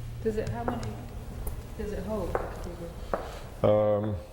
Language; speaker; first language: English; native; English